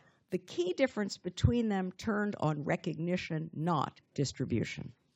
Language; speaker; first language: English; native; English